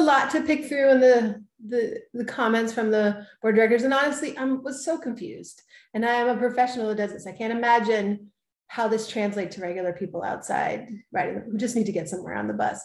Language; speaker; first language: English; native; English